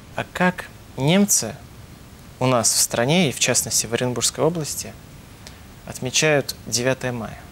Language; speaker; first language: Russian; native; Russian